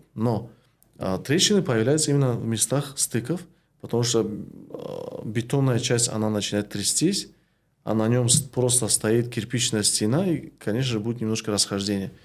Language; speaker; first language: Russian; non-native, local second language; Tajik